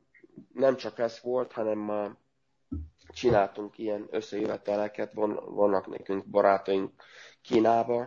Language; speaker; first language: Hungarian; non-native, learner; Romanian